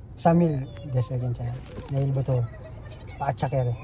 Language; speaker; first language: Korean; non-native, learner; Filipino